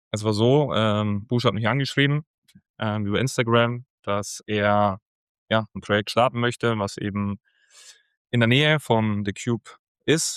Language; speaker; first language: German; native; German